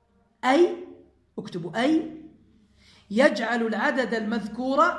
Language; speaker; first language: Arabic; native; Arabic